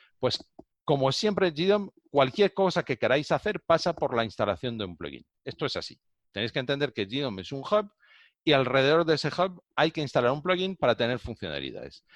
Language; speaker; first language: Spanish; native; Spanish